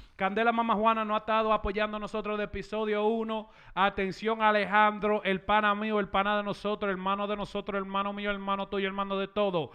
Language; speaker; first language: Spanish; early bilingual, heritage; Spanish